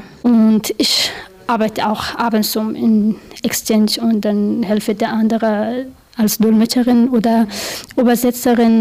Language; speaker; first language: German; non-native, learner; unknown